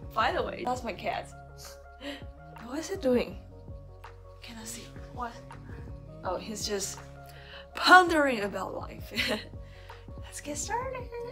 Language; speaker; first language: English; early bilingual, other home language; Chinese